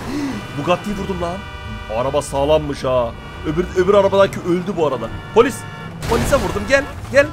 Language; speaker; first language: Turkish; native; Turkish